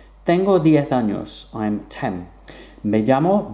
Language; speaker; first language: Spanish; non-native, fluent; English